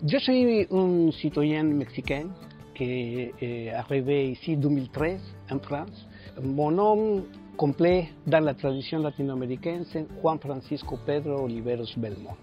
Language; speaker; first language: French; non-native, fluent; Spanish